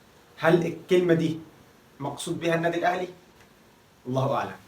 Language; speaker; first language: Arabic; native; Arabic